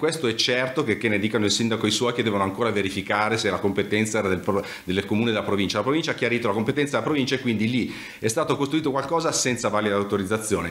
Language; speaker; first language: Italian; native; Italian